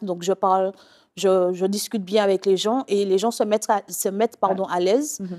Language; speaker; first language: French; native; French